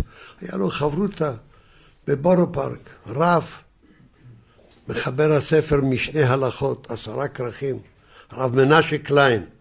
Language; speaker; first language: Hebrew; early bilingual, other home language; Yiddish